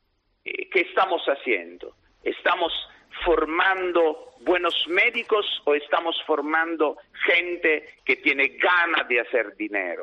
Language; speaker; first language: Spanish; non-native, fluent; Italian